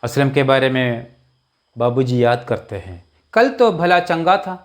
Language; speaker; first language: Hindi; non-native, local second language; Malayalam